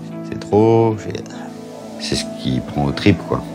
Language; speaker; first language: French; native; French